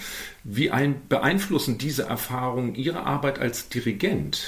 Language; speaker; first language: German; native; German